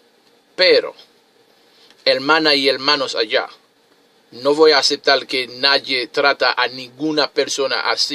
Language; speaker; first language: Spanish; non-native, fluent; Haitian Creole